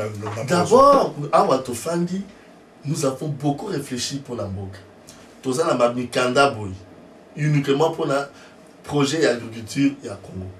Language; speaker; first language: French; non-native, local second language; Lingala